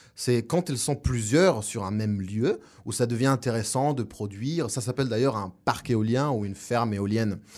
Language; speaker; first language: French; non-native, fluent; Spanish